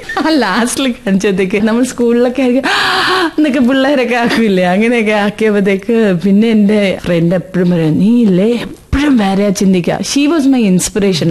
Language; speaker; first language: Malayalam; early bilingual, heritage; Malayalam